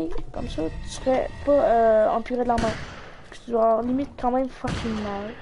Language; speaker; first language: French; native; French